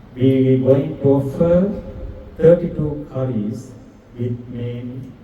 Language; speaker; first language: English; non-native, local second language; Sinhala